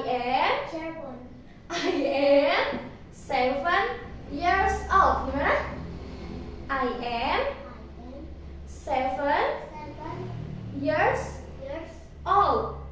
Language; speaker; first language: English; non-native, fluent; Indonesian